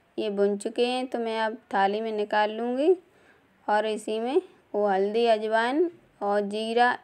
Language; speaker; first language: Hindi; native; Hindi